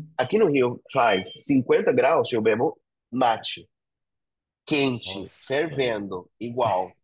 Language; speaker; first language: Portuguese; non-native, fluent; Spanish